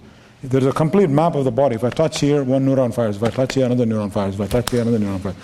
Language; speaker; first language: English; non-native, local second language; Tamil